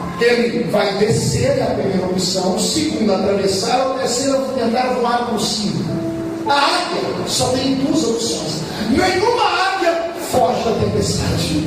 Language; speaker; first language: Portuguese; native; Portuguese